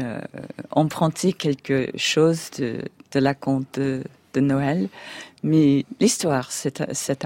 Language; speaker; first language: French; non-native, fluent; English